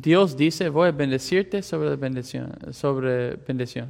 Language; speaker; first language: Spanish; non-native, fluent; English